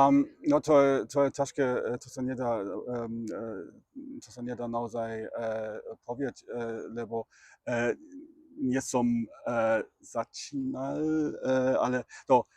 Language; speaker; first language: Slovak; non-native, learner; German